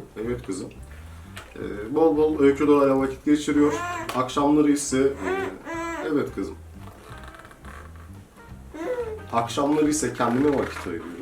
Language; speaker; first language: Turkish; native; Turkish